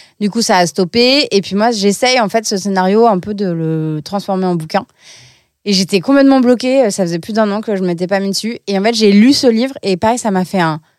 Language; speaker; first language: French; native; French